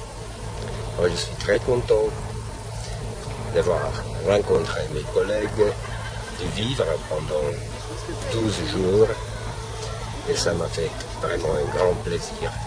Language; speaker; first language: French; non-native, fluent; Slovak